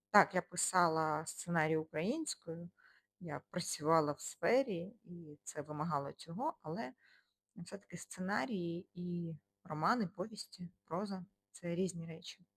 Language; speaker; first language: Ukrainian; non-native, local second language; Russian